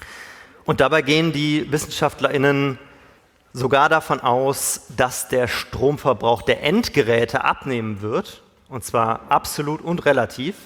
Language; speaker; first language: German; native; German